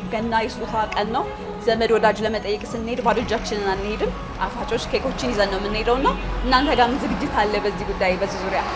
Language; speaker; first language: Amharic; native; Amharic